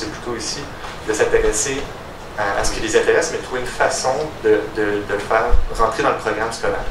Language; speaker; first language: French; native; French